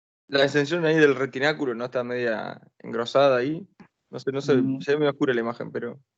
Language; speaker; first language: Spanish; native; Spanish